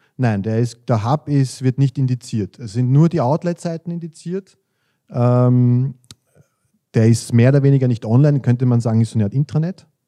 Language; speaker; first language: German; native; German